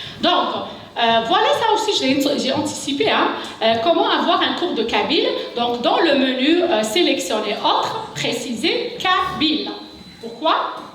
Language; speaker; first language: French; non-native, local second language; Kabyle